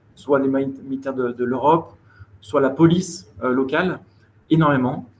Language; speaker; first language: French; native; French